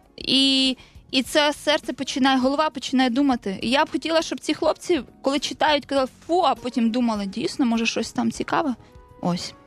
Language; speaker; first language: Ukrainian; native; Ukrainian